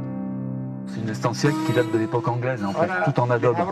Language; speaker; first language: French; native; French